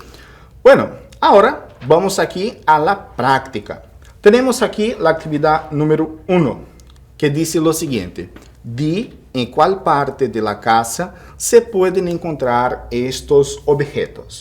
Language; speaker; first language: Spanish; non-native, fluent; Portuguese